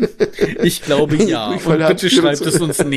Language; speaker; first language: German; native; German